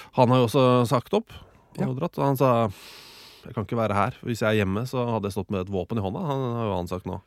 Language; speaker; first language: Norwegian; native; Norwegian